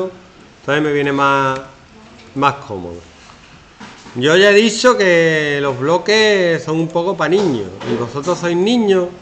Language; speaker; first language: Spanish; native; Spanish